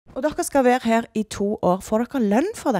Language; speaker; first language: Norwegian; native; Norwegian